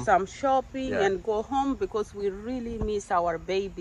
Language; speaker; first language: English; non-native, fluent; Portuguese